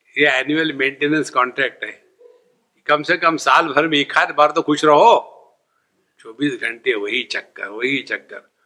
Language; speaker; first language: Hindi; non-native, local second language; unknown